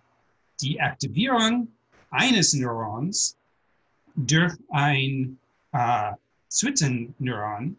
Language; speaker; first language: German; non-native, learner; English